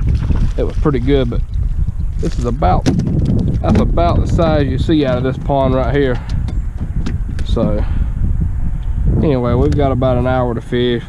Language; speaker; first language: English; native; English